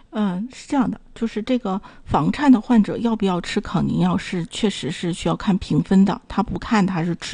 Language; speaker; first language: Chinese; native; Chinese